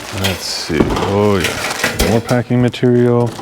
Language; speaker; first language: English; native; English